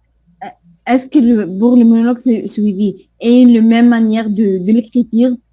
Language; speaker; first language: French; non-native, learner; Arabic